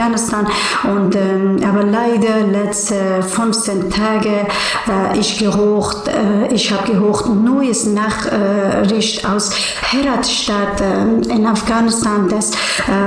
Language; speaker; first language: German; non-native, learner; Persian